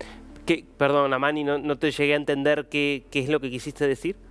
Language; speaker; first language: Spanish; native; Spanish